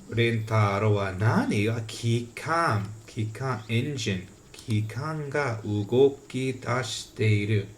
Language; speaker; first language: Japanese; non-native, learner; English